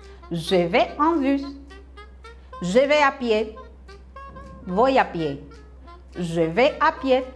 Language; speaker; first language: French; non-native, fluent; Spanish